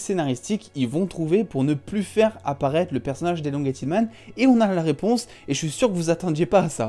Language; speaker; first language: French; native; French